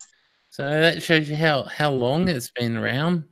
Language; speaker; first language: English; native; English